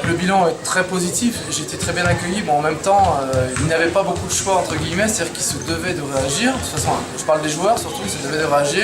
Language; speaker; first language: French; native; French